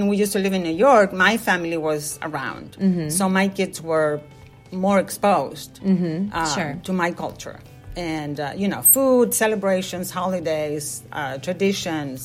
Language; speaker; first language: English; non-native, fluent; Spanish